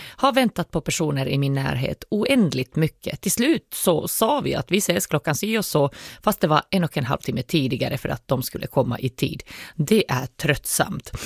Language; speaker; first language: Swedish; native; Swedish